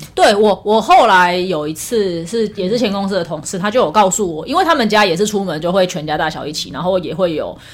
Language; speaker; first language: Chinese; non-native, local second language; Min Nan Chinese